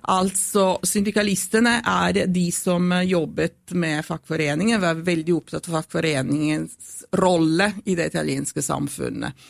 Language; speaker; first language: Swedish; non-native, fluent; Italian